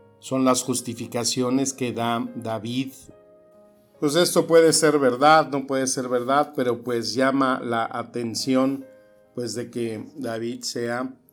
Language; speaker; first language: Spanish; native; Spanish